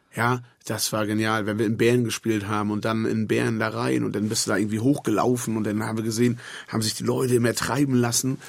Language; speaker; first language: German; native; German